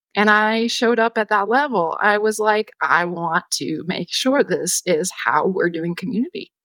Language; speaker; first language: English; native; English